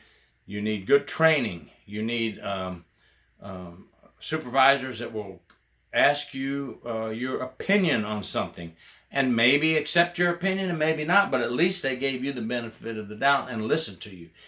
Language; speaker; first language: English; native; English